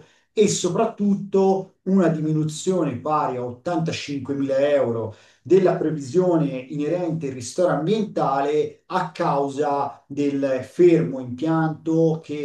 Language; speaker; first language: Italian; native; Italian